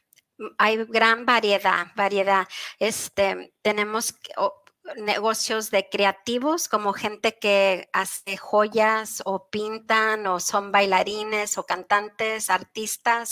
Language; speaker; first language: Spanish; early bilingual, heritage; Spanish